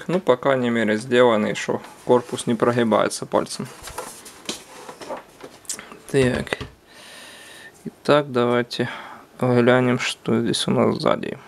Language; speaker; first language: Russian; non-native, local second language; Ukrainian